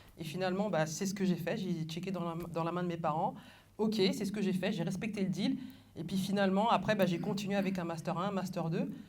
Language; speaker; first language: French; early bilingual, other home language; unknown